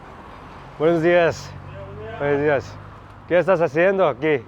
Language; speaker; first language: Spanish; non-native, fluent; Korean